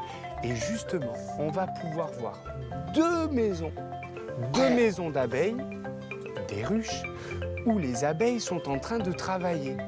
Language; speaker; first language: French; native; French